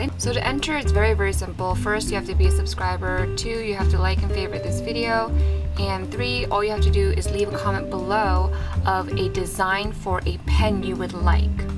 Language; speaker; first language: English; native; English